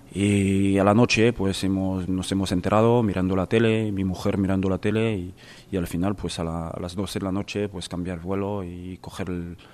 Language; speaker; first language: Spanish; non-native, fluent; French